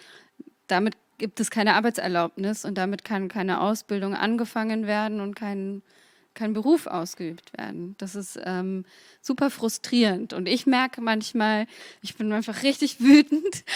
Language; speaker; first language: German; native; German